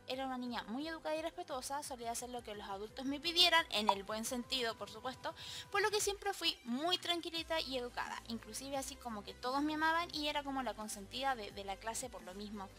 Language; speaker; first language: Spanish; native; Spanish